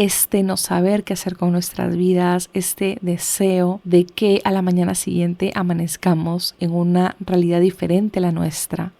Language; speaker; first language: Spanish; native; Spanish